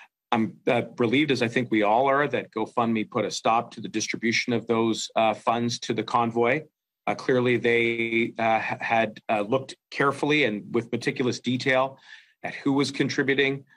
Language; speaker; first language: English; native; English